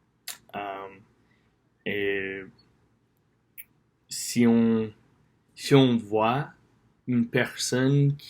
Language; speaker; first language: French; non-native, learner; English